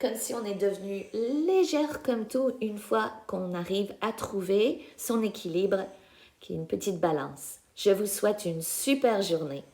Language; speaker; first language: French; non-native, fluent; English